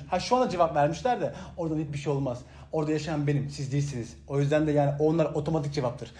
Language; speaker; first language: Turkish; early bilingual, heritage; Turkish